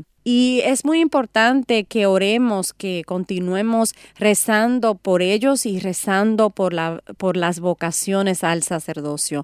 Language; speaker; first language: Spanish; native; Spanish